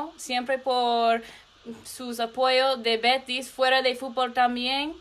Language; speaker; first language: Spanish; non-native, learner; English